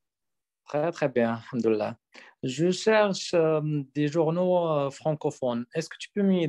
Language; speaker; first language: French; non-native, learner; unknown